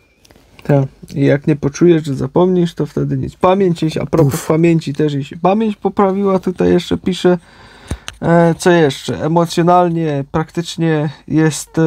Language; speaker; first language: Polish; native; Polish